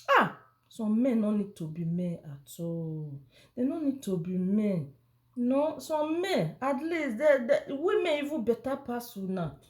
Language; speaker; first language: Nigerian Pidgin; non-native, local second language; Bini